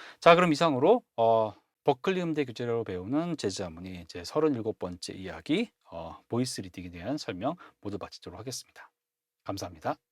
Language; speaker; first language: Korean; native; Korean